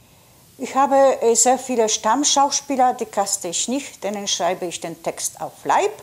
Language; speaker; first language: German; non-native, fluent; Polish